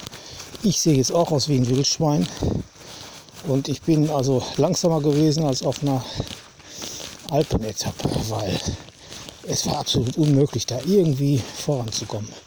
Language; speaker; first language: German; native; German